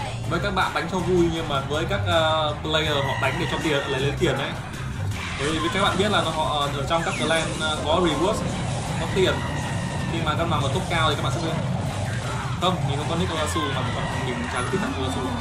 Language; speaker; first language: Vietnamese; native; Vietnamese